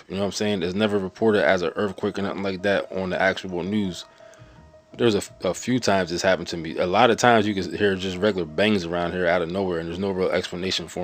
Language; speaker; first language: English; native; English